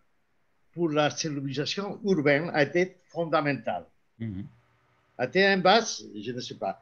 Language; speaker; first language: French; non-native, fluent; Spanish